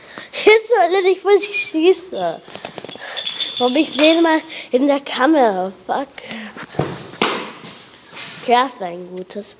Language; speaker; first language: German; non-native, learner; French